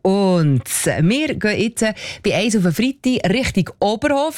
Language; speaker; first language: German; native; German